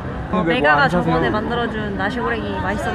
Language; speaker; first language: Korean; native; Korean